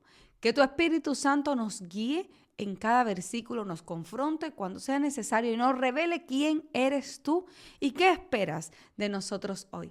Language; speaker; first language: Spanish; native; Spanish